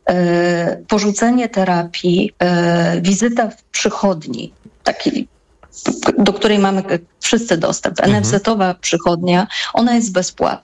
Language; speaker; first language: Polish; native; Polish